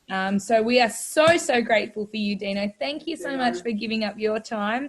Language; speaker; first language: English; native; English